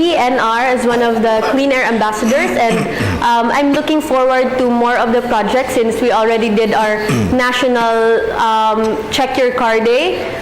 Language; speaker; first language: English; non-native, local second language; Filipino